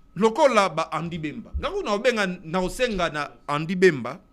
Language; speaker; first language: Lingala; non-native, local second language; Mongo